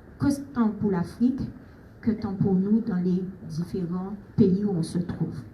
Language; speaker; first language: French; native; French